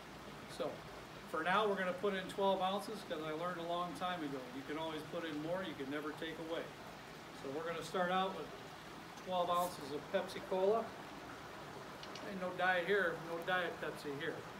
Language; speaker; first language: English; native; English